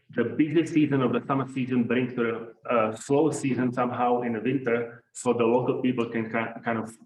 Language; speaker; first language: English; non-native, fluent; Czech